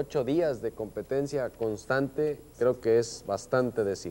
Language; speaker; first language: Spanish; native; Spanish